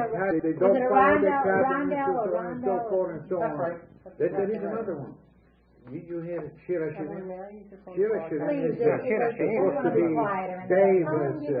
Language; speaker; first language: English; non-native, fluent; Ladino